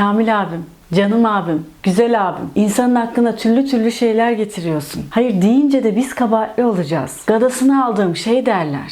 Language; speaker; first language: Turkish; native; Turkish